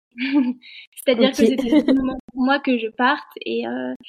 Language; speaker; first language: French; native; French